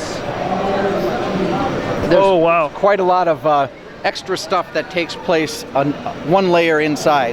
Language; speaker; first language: English; native; English